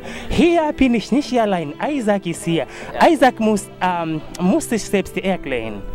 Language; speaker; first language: German; non-native, learner; Swahili